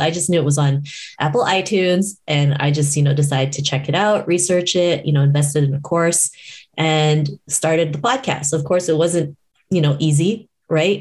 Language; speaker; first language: English; native; English